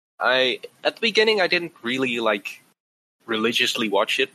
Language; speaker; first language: English; non-native, fluent; Dutch